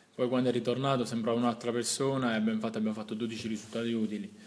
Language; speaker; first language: Italian; native; Italian